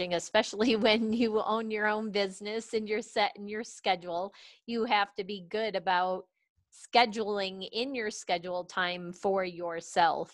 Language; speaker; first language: English; native; English